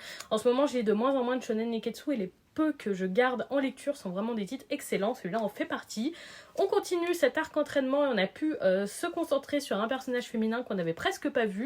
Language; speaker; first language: French; native; French